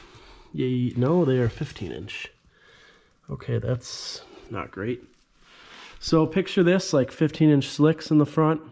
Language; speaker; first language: English; native; English